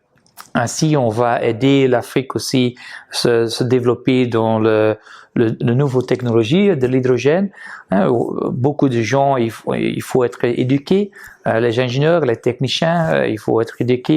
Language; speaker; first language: French; non-native, fluent; Dutch